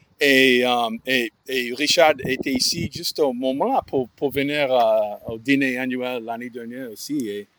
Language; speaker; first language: French; non-native, fluent; English